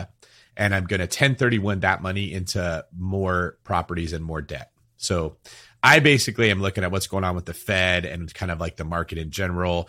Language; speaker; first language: English; native; English